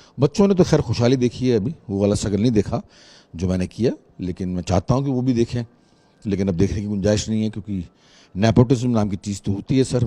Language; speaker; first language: Hindi; native; Hindi